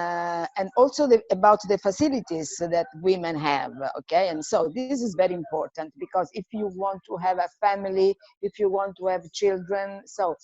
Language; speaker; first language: English; non-native, fluent; Italian